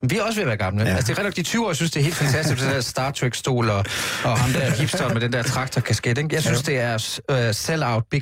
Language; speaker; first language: Danish; native; Danish